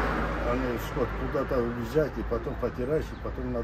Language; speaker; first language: Russian; non-native, local second language; Kazakh